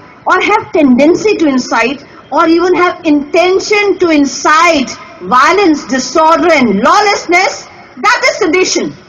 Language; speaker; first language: English; non-native, local second language; Hindi